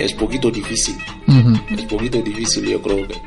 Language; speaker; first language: Spanish; non-native, fluent; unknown